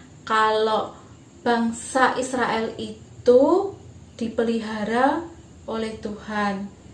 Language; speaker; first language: Indonesian; native; Indonesian